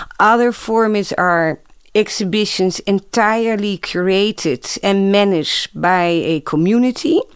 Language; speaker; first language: English; non-native, fluent; Dutch